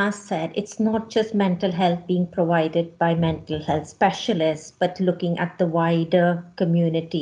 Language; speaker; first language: English; non-native, local second language; Hindi